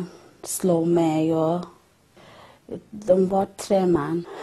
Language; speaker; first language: Swedish; non-native, learner; Persian